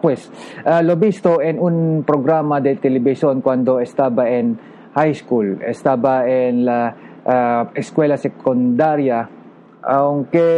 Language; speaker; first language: Spanish; non-native, local second language; Filipino